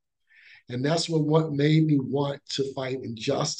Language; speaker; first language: English; native; English